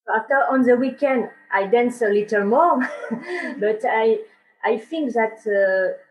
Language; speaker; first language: English; non-native, learner; French